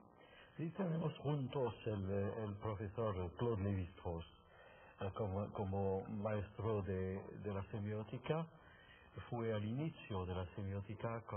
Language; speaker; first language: Spanish; non-native, fluent; French